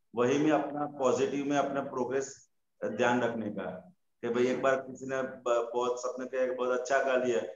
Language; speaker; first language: Hindi; non-native, local second language; Gujarati